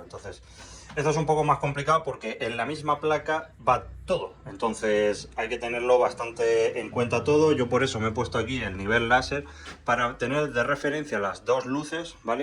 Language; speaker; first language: Spanish; native; Spanish